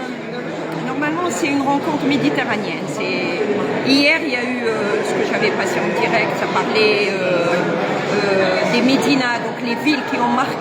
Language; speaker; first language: French; non-native, local second language; Arabic